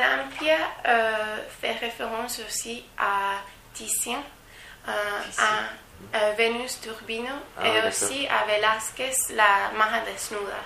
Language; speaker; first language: French; non-native, learner; Spanish